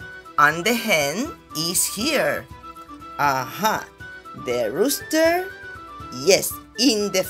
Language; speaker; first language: English; non-native, fluent; Spanish